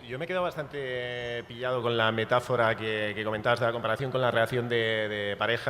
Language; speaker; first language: Spanish; native; Spanish